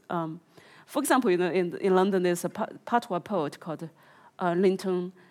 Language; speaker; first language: English; non-native, fluent; Chinese